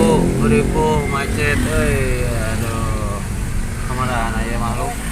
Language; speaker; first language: Indonesian; non-native, local second language; Sundanese